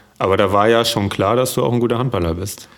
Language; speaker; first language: German; native; German